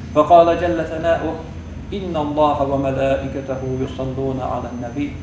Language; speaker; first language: Arabic; non-native, fluent; English